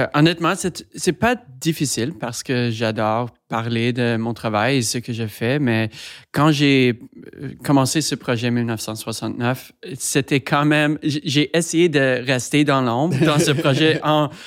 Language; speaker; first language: French; non-native, fluent; English